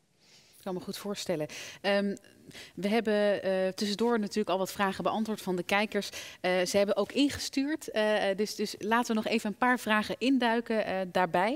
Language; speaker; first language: Dutch; native; Dutch